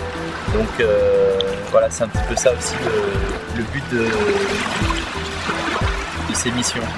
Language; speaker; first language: French; native; French